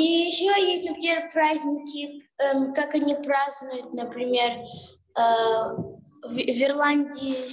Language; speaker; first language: Russian; early bilingual, heritage; Russian